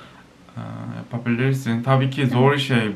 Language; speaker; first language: Turkish; non-native, fluent; Korean